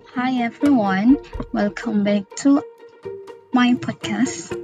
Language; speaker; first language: English; non-native, learner; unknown